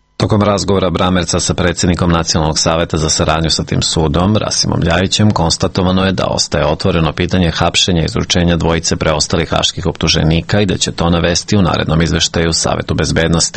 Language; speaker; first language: Serbian; native; Serbian